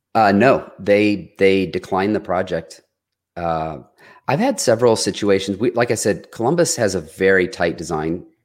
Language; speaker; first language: English; native; English